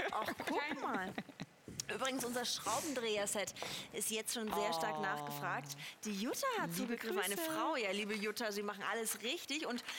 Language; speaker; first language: German; native; German